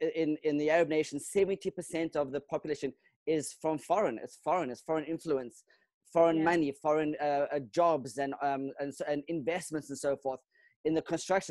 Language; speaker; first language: English; non-native, local second language; Kabuverdianu